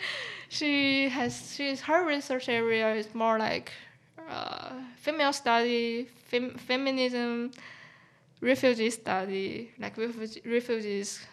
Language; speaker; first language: English; non-native, fluent; Chinese